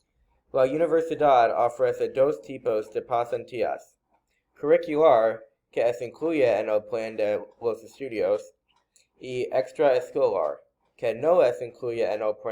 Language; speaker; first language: Spanish; non-native, learner; English